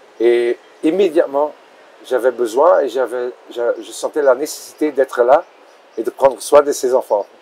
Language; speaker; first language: French; non-native, local second language; Dutch